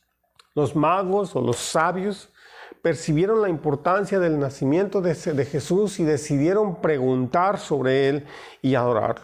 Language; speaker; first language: Spanish; native; Spanish